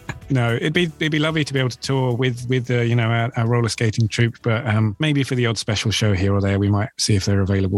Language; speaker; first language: English; native; English